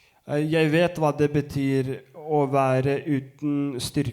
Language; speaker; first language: Norwegian; non-native, fluent; Lithuanian